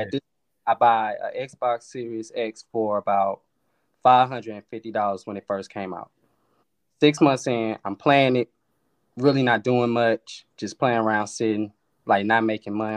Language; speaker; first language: English; native; English